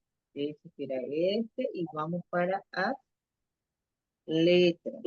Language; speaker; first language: Spanish; non-native, learner; Portuguese